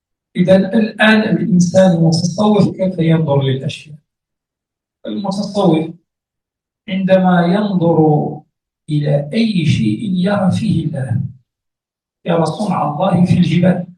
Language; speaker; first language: Arabic; native; Arabic